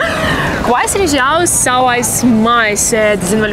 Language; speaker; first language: Portuguese; non-native, learner; Russian